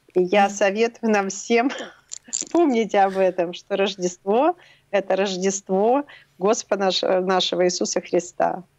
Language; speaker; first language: Russian; native; Russian